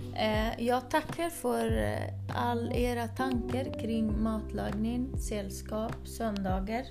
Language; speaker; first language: Swedish; early bilingual, other home language; Kurdish